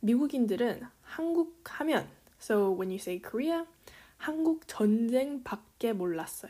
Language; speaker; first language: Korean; early bilingual, heritage; Korean